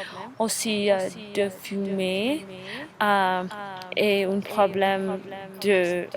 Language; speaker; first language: French; non-native, learner; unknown